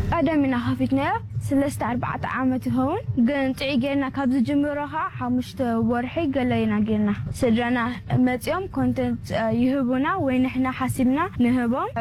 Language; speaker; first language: Tigrinya; early bilingual, heritage; Tigrinya